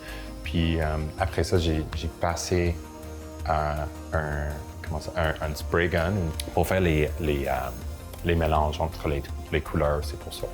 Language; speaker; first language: French; non-native, local second language; English